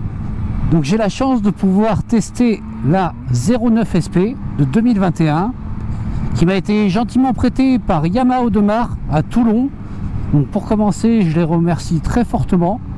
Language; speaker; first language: French; native; French